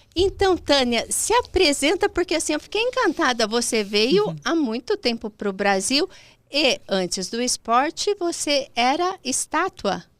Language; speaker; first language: Portuguese; native; Portuguese